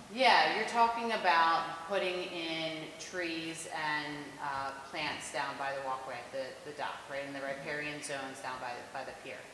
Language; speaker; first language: English; native; English